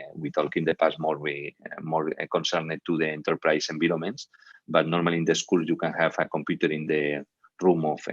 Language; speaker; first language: English; non-native, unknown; Catalan